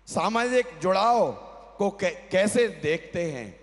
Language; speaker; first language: Hindi; native; Hindi